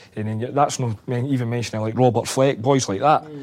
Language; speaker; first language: English; native; English